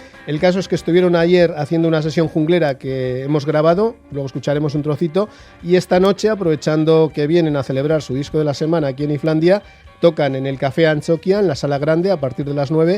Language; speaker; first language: Spanish; native; Spanish